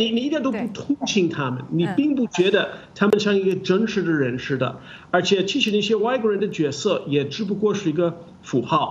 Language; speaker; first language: Chinese; non-native, fluent; English